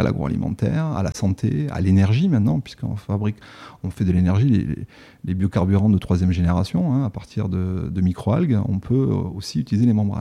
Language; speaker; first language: French; native; French